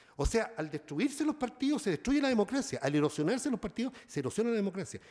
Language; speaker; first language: Spanish; native; Spanish